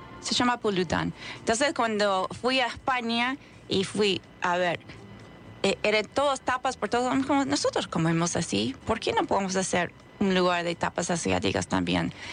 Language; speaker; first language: Spanish; non-native, fluent; English